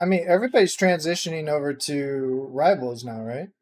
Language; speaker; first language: English; native; English